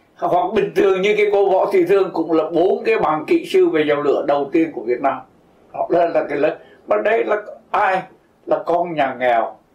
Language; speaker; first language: Vietnamese; native; Vietnamese